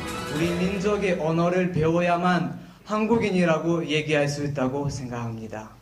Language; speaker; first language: Korean; non-native, fluent; Russian